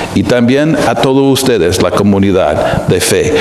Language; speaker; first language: Spanish; non-native, fluent; English